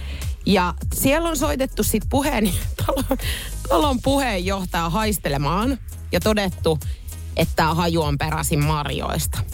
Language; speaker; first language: Finnish; native; Finnish